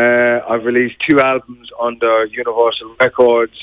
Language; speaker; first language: English; native; English